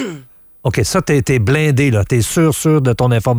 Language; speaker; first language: French; native; French